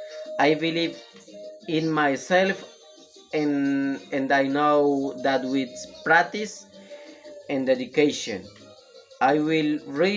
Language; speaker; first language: English; non-native, learner; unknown